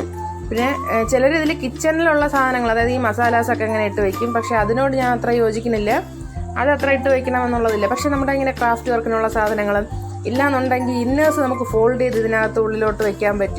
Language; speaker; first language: Malayalam; native; Malayalam